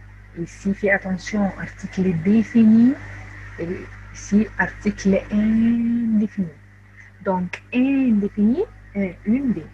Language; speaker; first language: French; non-native, fluent; Arabic